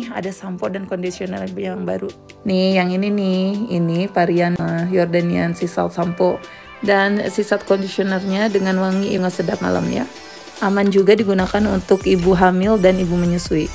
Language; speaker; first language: Indonesian; native; Indonesian